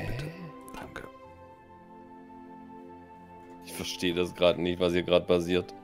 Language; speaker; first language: German; native; German